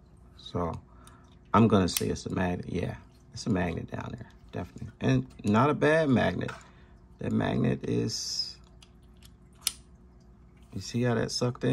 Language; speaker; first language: English; native; English